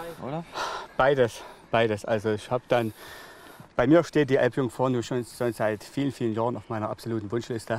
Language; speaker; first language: German; native; German